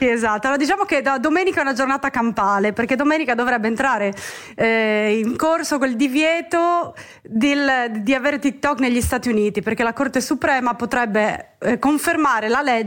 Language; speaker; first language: Italian; native; Italian